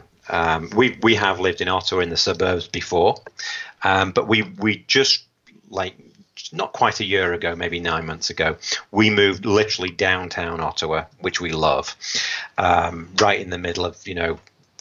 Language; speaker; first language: English; native; English